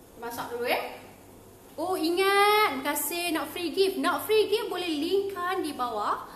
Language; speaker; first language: Malay; native; Malay